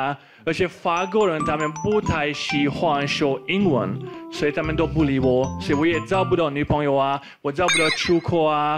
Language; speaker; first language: Chinese; non-native, fluent; Slovak